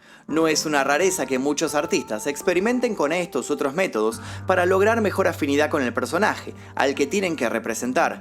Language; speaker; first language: Spanish; native; Spanish